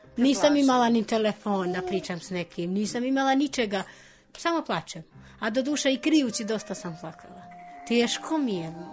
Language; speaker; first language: Serbian; non-native, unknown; Albanian